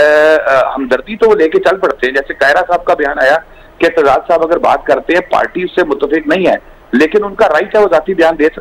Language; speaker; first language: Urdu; non-native, local second language; Punjabi